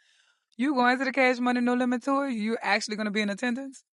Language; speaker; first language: English; native; English